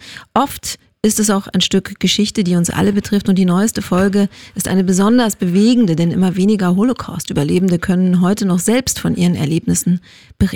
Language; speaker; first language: German; native; German